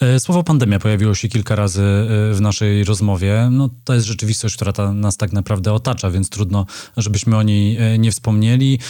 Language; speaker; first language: Polish; native; Polish